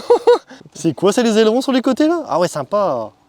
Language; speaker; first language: French; native; French